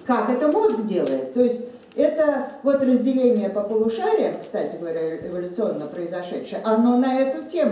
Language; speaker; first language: Russian; native; Russian